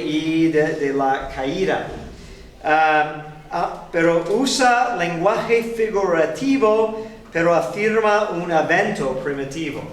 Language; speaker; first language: Spanish; non-native, fluent; English